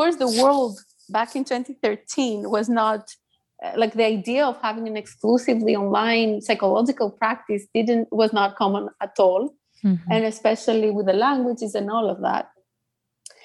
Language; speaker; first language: English; non-native, fluent; Greek